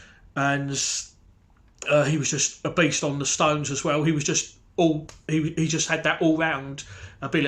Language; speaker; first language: English; native; English